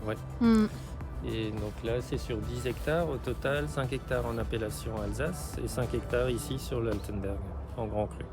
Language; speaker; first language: French; native; French